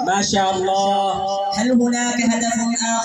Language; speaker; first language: Arabic; non-native, learner; Urdu